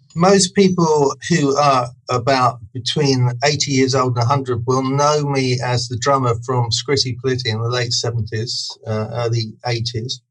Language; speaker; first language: English; native; English